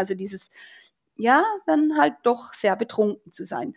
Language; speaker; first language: German; native; German